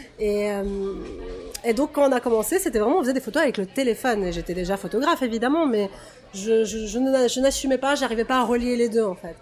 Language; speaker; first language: French; non-native, fluent; Russian